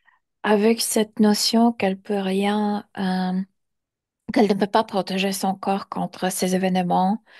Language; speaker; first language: French; non-native, fluent; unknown